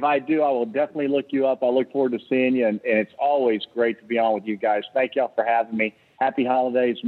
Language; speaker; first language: English; native; English